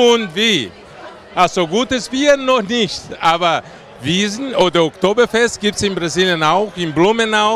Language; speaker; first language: German; non-native, fluent; Portuguese